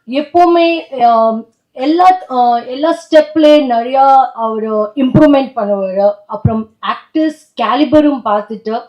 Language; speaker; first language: Tamil; non-native, learner; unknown